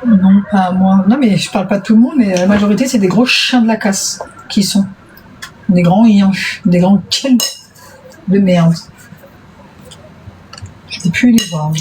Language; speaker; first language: French; native; French